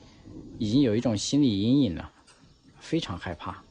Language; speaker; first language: Chinese; native; Chinese